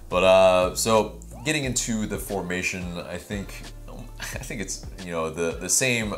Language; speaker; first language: English; native; English